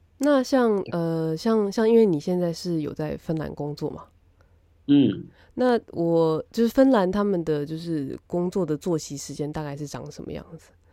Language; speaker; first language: Chinese; native; Chinese